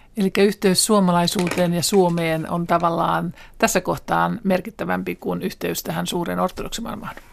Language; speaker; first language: Finnish; native; Finnish